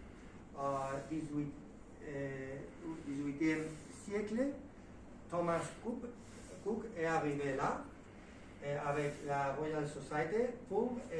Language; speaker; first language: French; non-native, learner; Spanish